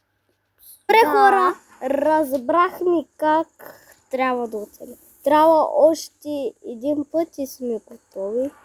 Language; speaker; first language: Bulgarian; non-native, local second language; Turkish